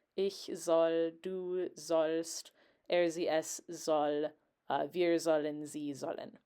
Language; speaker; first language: German; non-native, fluent; English